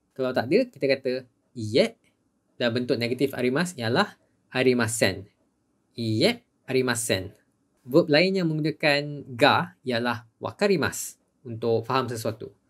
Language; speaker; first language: Malay; native; Malay